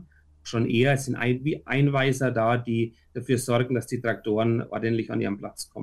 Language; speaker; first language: German; native; German